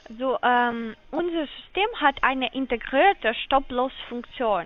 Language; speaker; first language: German; non-native, learner; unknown